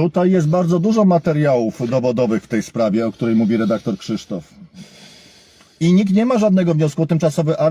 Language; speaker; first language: Polish; native; Polish